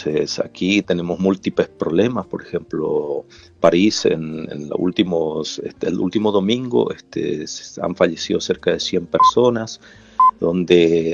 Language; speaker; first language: Spanish; non-native, local second language; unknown